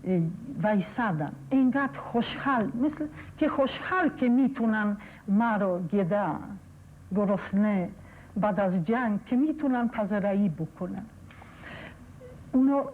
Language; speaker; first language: Persian; non-native, fluent; Polish